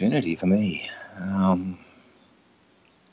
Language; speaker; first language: English; native; English